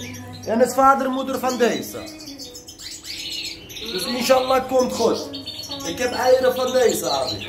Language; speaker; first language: Dutch; non-native, learner; Turkish